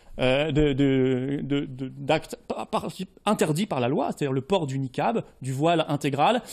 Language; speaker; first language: French; native; French